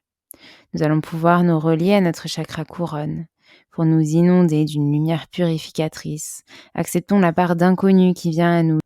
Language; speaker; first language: French; native; French